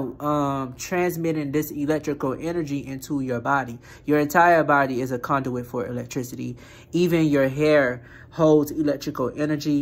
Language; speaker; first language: English; native; English